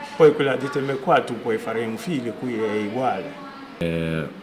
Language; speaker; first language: Italian; non-native, learner; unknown